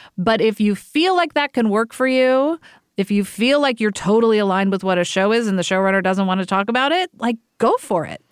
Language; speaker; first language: English; native; English